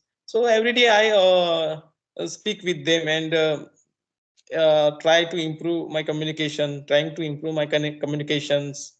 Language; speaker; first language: English; non-native, learner; Marathi